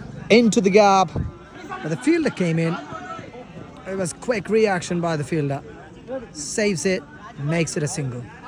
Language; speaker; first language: English; non-native, local second language; Malayalam